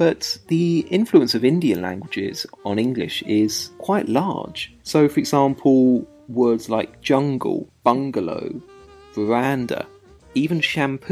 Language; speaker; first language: English; native; English